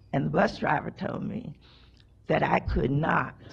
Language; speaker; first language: English; native; English